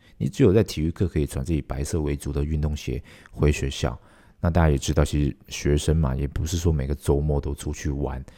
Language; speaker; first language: Chinese; non-native, local second language; Cantonese